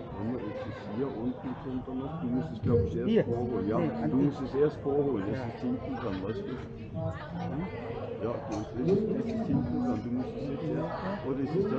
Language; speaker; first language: German; native; German